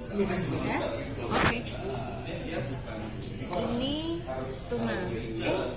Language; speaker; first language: Indonesian; native; Indonesian